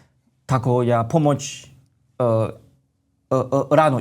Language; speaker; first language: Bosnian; non-native, learner; Chinese